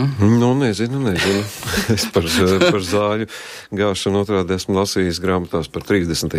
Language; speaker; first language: Latvian; native; Latvian